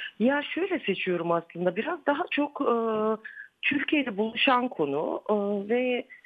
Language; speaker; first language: Turkish; native; Turkish